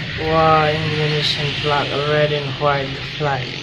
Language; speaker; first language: English; non-native, learner; Bangla